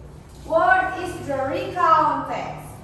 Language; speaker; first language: English; non-native, learner; Indonesian